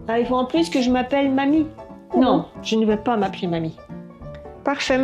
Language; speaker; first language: French; native; French